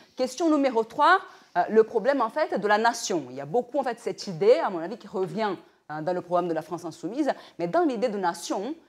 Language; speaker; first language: French; non-native, fluent; Portuguese